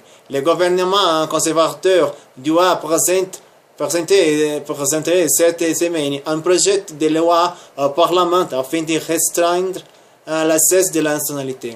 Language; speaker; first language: French; non-native, learner; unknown